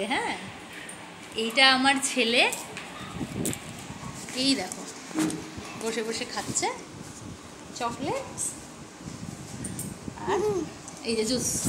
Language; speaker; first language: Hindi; non-native, local second language; Bangla